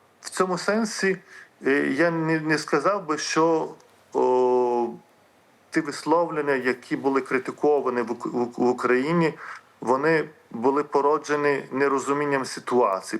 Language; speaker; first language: Ukrainian; non-native, fluent; Lithuanian